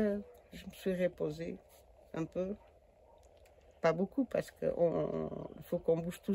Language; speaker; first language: French; non-native, learner; Portuguese